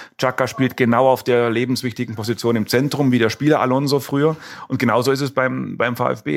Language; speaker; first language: German; native; German